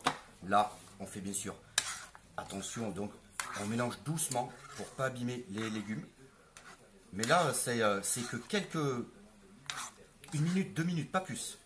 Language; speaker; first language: French; native; French